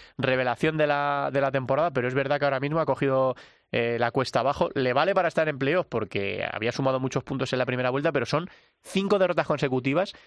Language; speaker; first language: Spanish; native; Spanish